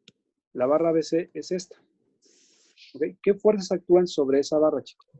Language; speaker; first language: Spanish; native; Spanish